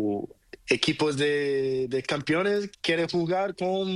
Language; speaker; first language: Spanish; non-native, learner; Portuguese